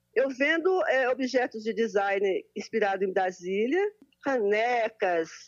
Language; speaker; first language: Portuguese; native; Portuguese